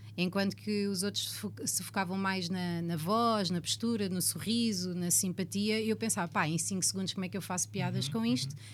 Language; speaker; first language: Portuguese; native; Portuguese